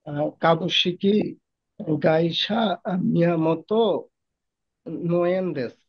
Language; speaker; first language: Japanese; non-native, learner; Bangla